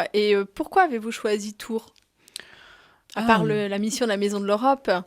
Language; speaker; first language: French; native; French